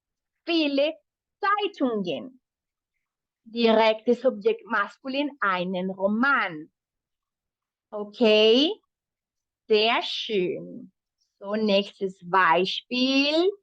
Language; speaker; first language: German; non-native, fluent; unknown